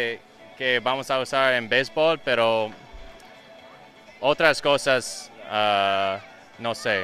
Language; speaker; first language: Spanish; non-native, learner; English